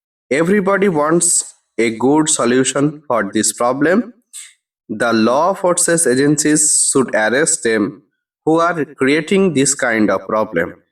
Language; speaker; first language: English; non-native, local second language; Bangla